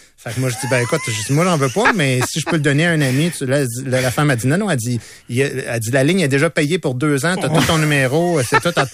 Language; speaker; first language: French; native; French